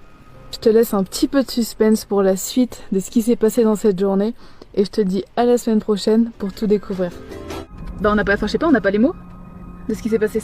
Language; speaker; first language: French; native; French